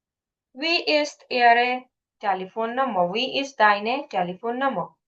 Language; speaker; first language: German; non-native, learner; Urdu